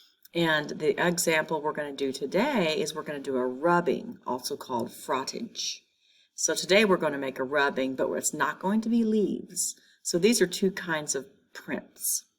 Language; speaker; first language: English; native; English